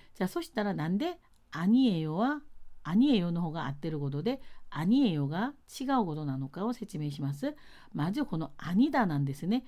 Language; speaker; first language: Japanese; non-native, fluent; Korean